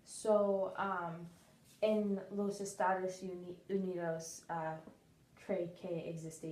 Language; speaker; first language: Spanish; non-native, learner; English